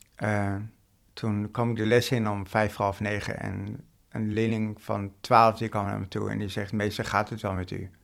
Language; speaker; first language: Dutch; native; Dutch